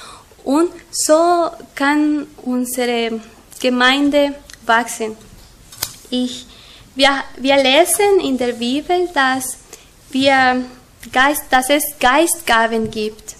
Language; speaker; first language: German; non-native, learner; Spanish